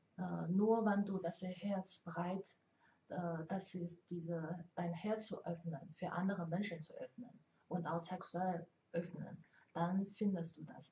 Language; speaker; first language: German; non-native, learner; Chinese